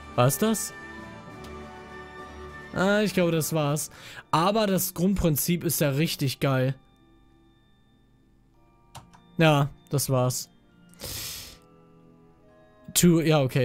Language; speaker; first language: German; native; German